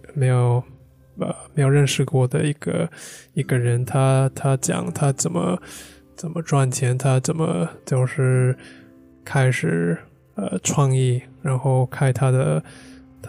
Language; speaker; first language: Chinese; non-native, fluent; English